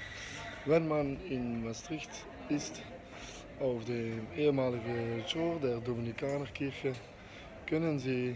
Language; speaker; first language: German; non-native, learner; Dutch